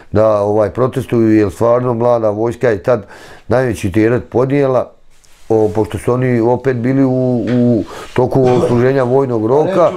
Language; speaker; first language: Serbian; native; Serbian